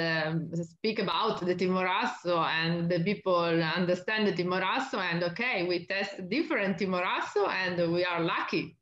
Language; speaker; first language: English; non-native, learner; Italian